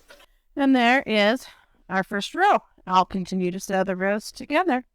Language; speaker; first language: English; native; English